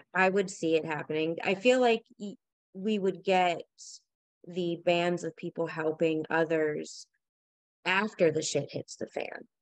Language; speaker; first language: English; native; English